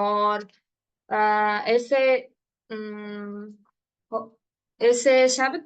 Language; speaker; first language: Hindi; non-native, learner; Uzbek